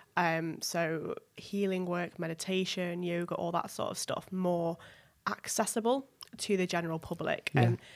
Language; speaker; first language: English; native; English